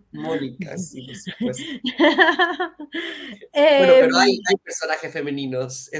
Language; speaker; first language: Spanish; native; Spanish